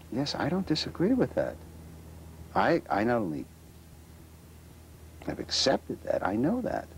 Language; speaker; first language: English; native; English